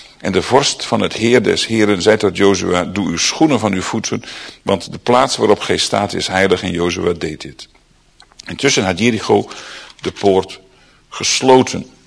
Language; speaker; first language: Dutch; native; Dutch